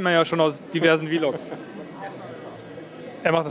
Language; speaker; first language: German; native; German